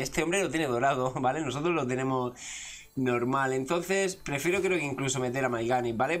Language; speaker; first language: Spanish; native; Spanish